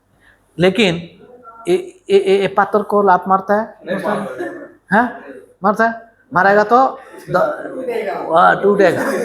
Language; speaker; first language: Hindi; non-native, learner; Bangla